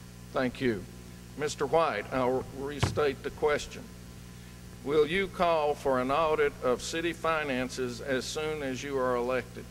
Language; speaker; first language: English; native; English